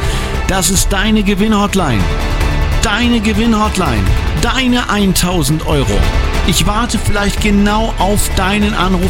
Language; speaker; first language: German; native; German